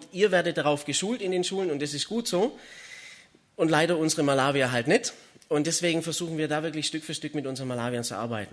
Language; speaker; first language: German; native; German